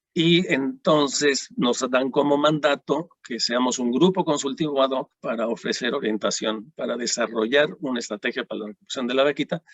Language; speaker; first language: Spanish; native; Spanish